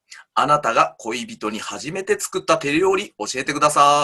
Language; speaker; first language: Japanese; native; Japanese